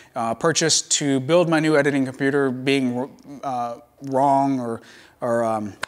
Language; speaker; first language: English; native; English